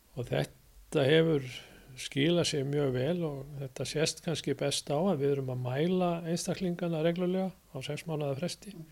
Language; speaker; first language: Icelandic; native; Icelandic